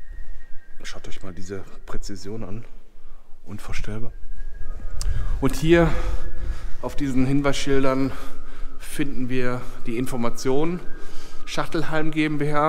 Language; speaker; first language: German; native; German